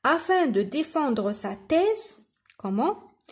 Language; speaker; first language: French; non-native, local second language; Arabic